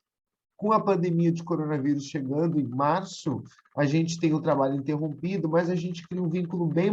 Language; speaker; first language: Portuguese; native; Portuguese